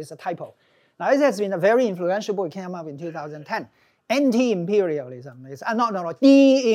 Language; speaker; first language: English; non-native, local second language; Cantonese